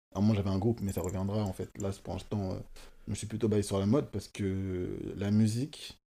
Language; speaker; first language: French; early bilingual, other home language; Kongo